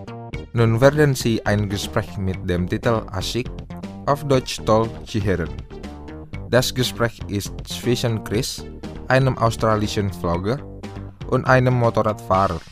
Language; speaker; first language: German; non-native, fluent; Indonesian